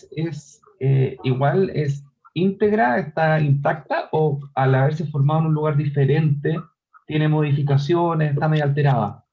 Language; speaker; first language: Spanish; native; Spanish